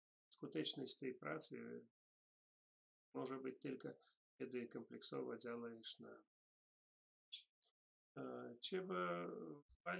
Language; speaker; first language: Polish; non-native, learner; Russian